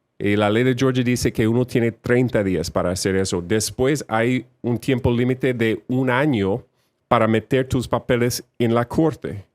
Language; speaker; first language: Spanish; non-native, fluent; English